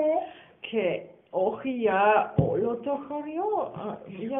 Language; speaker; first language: Greek; non-native, learner; German